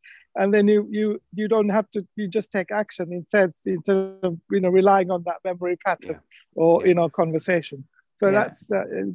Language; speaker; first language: English; non-native, local second language; Sinhala